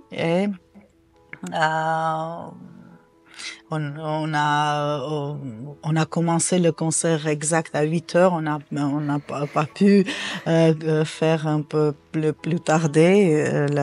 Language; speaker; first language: French; non-native, fluent; Armenian